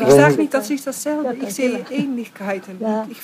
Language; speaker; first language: German; non-native, learner; Dutch